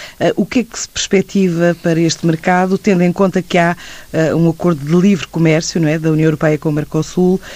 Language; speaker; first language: Portuguese; native; Portuguese